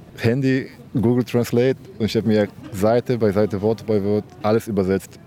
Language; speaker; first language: German; non-native, fluent; Polish